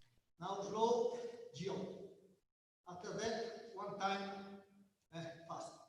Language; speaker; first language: English; non-native, learner; Italian